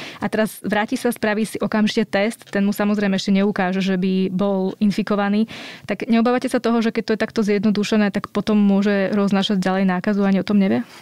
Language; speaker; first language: Slovak; native; Slovak